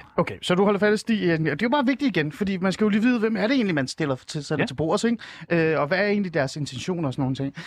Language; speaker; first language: Danish; early bilingual, other home language; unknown